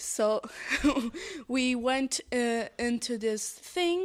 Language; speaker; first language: English; non-native, fluent; Persian